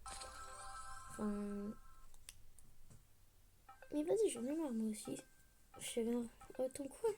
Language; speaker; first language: French; native; French